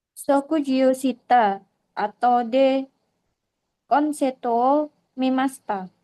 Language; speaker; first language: Japanese; non-native, learner; Indonesian